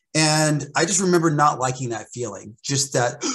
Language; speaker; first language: English; native; English